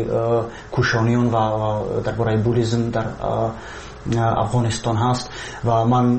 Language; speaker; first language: Persian; non-native, fluent; Czech